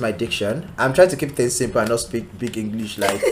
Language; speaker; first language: English; non-native, local second language; Yoruba